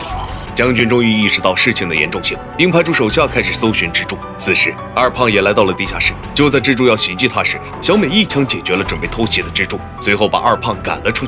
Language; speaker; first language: Chinese; native; Chinese